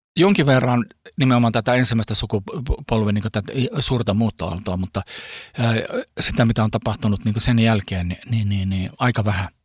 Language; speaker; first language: Finnish; early bilingual, heritage; Finnish